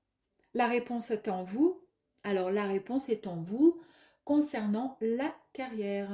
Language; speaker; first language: French; native; French